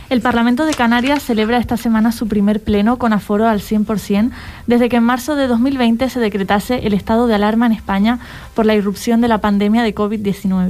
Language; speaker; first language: Spanish; native; Spanish